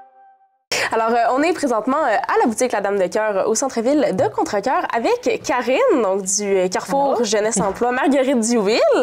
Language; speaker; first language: French; native; French